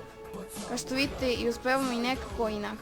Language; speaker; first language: Croatian; native; Croatian